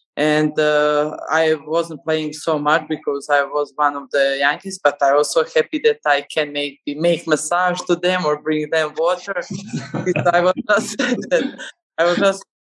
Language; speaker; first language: English; non-native, fluent; Serbian